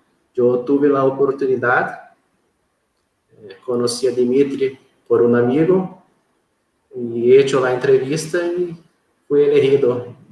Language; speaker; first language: Spanish; non-native, fluent; Portuguese